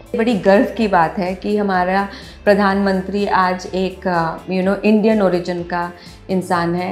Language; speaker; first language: Hindi; native; Hindi